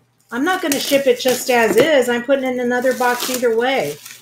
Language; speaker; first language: English; native; English